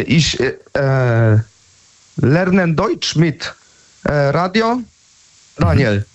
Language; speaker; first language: German; non-native, learner; Polish